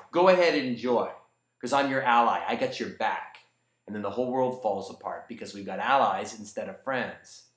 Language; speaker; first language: English; native; English